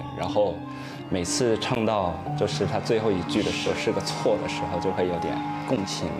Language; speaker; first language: Chinese; non-native, local second language; Cantonese